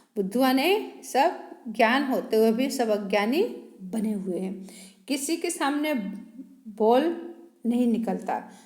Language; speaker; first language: Hindi; native; Hindi